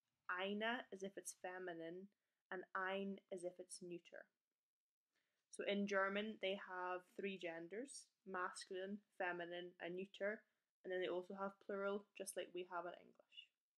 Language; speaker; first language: English; native; English